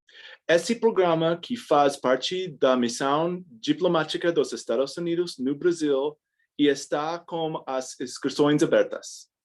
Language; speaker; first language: Portuguese; non-native, fluent; English